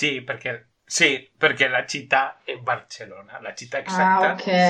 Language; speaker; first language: Italian; non-native, learner; Spanish